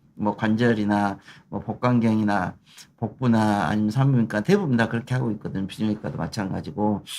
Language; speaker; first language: Korean; native; Korean